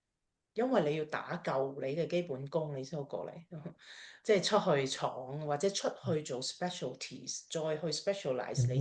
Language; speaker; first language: Cantonese; native; Cantonese